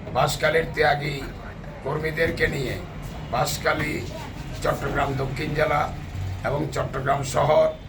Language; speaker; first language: Bangla; native; Bangla